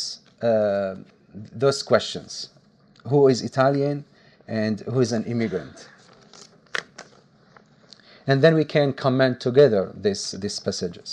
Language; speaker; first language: English; non-native, fluent; Arabic